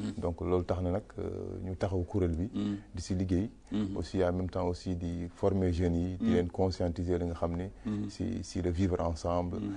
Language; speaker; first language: Wolof; non-native, local second language; Fula